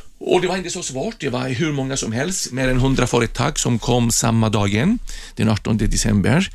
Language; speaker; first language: Swedish; non-native, fluent; Greek